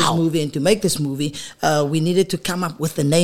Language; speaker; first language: English; non-native, local second language; Afrikaans